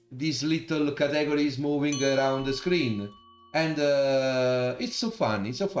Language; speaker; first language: English; non-native, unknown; Italian